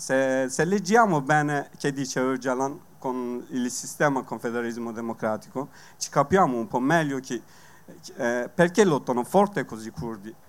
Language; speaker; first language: Italian; non-native, learner; Kurdish